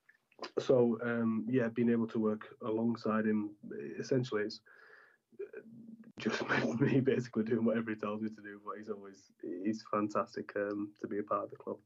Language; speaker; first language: English; native; English